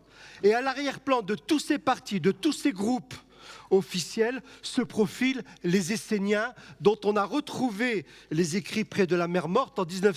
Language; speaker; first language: French; native; French